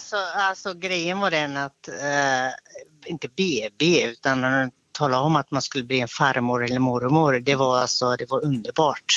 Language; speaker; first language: Swedish; native; Swedish